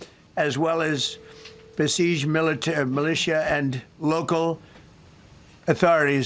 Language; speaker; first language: English; native; English